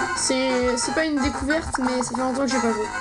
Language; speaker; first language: French; native; French